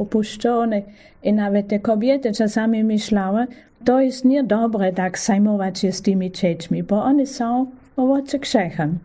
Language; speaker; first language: Polish; non-native, fluent; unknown